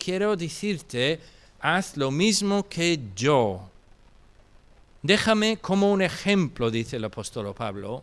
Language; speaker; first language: Spanish; non-native, fluent; English